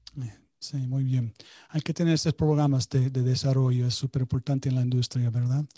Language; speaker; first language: Spanish; native; Spanish